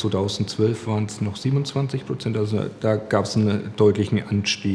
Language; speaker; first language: German; native; German